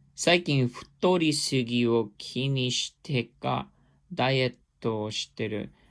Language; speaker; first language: Japanese; non-native, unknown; English